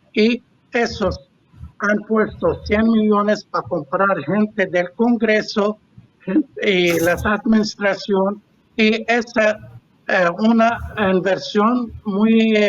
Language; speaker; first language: Spanish; non-native, fluent; Arabic